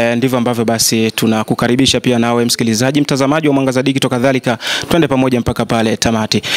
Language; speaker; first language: Swahili; native; Swahili